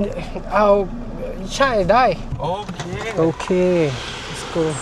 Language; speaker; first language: Thai; non-native, learner; French